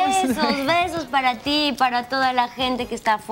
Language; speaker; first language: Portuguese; non-native, learner; Spanish